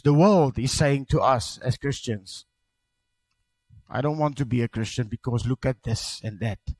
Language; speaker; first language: English; non-native, local second language; Afrikaans